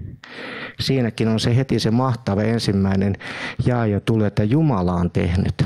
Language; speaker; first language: Finnish; native; Finnish